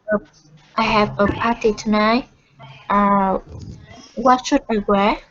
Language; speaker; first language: English; non-native, learner; Vietnamese